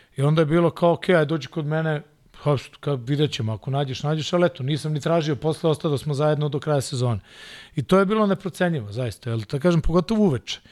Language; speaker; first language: Serbian; non-native, local second language; Hungarian